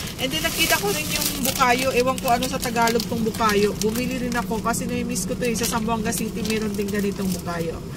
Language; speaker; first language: Filipino; non-native, local second language; Cebuano